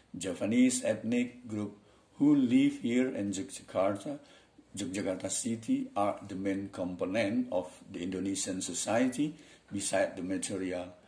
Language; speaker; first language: English; non-native, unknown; Indonesian